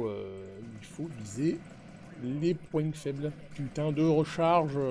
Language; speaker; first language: French; native; French